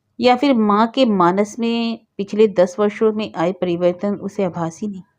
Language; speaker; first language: Hindi; native; Hindi